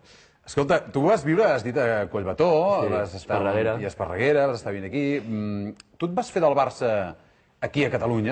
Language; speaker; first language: Catalan; native; Catalan